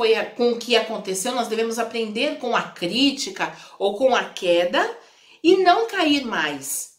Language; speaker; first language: Portuguese; native; Portuguese